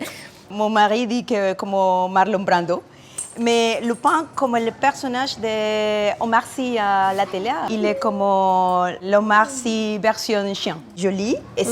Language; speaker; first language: French; non-native, learner; Spanish